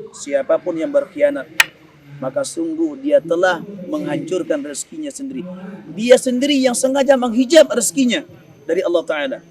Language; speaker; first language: Indonesian; non-native, local second language; Minangkabau